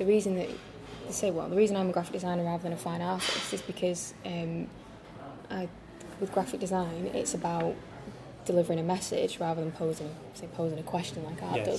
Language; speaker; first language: English; native; English